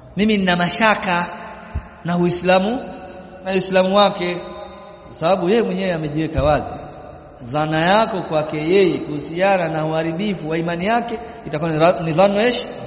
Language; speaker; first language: Swahili; native; Swahili